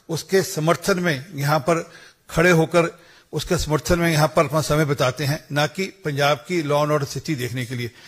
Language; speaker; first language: Hindi; non-native, local second language; Punjabi